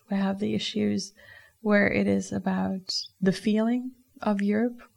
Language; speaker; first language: English; non-native, fluent; German